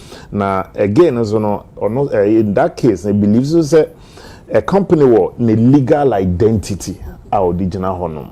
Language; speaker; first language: English; non-native, local second language; Akan